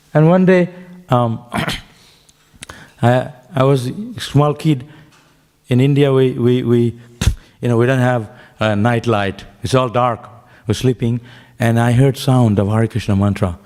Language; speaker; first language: English; non-native, local second language; Bangla